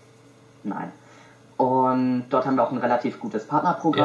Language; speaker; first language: German; native; German